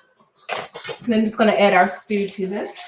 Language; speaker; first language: English; native; English